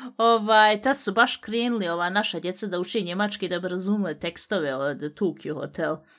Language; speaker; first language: Bosnian; native; Bosnian